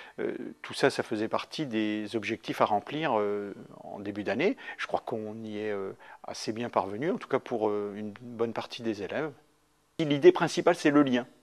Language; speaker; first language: French; native; French